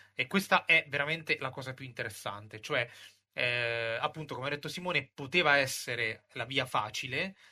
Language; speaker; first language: Italian; native; Italian